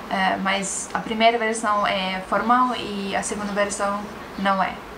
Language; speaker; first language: Portuguese; non-native, fluent; Estonian